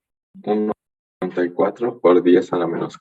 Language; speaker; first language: Spanish; native; Spanish